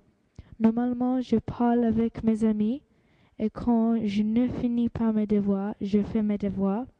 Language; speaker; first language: French; non-native, learner; English